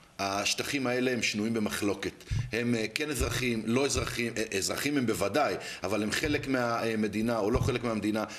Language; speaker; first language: Hebrew; native; Hebrew